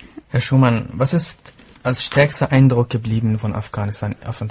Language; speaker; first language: German; non-native, fluent; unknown